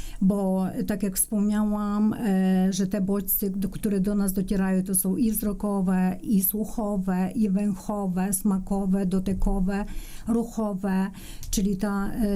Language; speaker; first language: Polish; non-native, fluent; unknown